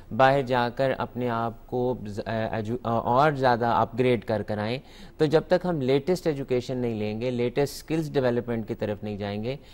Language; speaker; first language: Urdu; native; Urdu